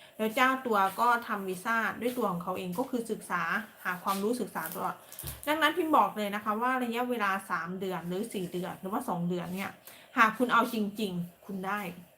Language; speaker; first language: Thai; native; Thai